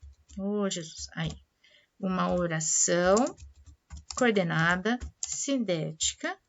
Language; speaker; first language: Portuguese; native; Portuguese